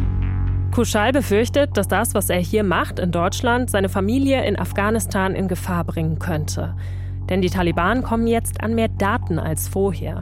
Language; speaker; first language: German; native; German